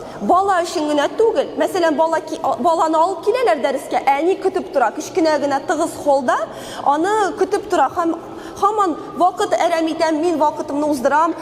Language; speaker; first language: Tatar; native; Tatar